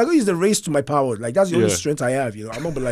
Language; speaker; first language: English; early bilingual, other home language; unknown